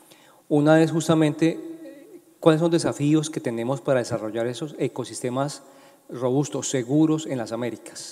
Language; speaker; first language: Spanish; native; Spanish